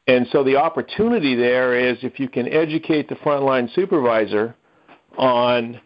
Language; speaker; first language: English; native; English